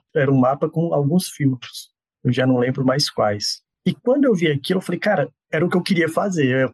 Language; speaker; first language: Portuguese; native; Portuguese